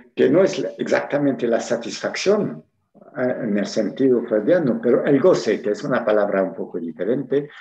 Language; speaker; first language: Spanish; non-native, fluent; French